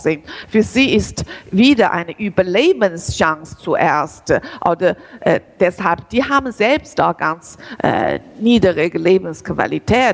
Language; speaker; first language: German; non-native, learner; Chinese